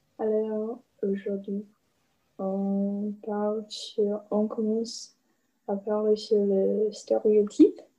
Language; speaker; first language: French; non-native, learner; English